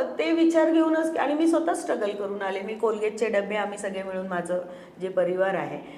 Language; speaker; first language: Marathi; non-native, fluent; Hindi